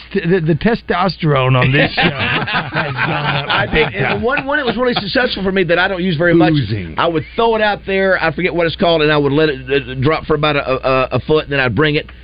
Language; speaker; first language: English; native; English